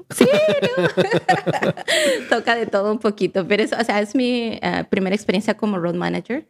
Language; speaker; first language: Spanish; native; Spanish